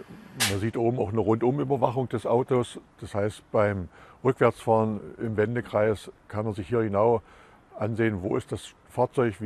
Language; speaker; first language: German; native; German